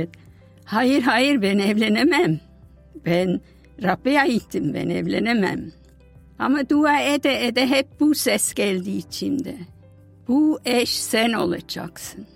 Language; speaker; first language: Turkish; non-native, fluent; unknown